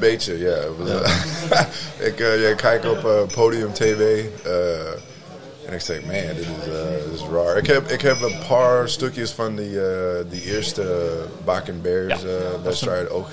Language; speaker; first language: Dutch; non-native, learner; English